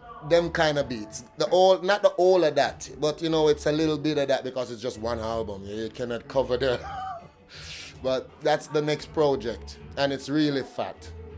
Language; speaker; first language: English; native; English